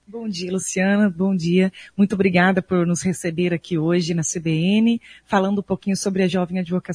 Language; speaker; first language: Portuguese; native; Portuguese